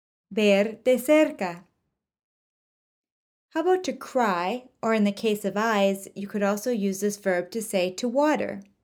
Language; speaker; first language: English; native; English